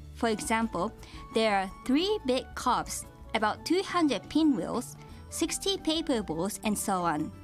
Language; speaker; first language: English; non-native, fluent; Japanese